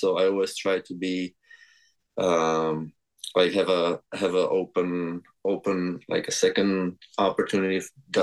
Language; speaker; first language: English; non-native, fluent; Czech